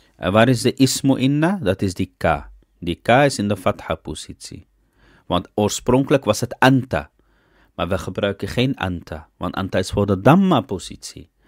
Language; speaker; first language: Dutch; early bilingual, other home language; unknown